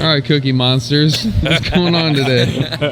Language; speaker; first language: English; native; English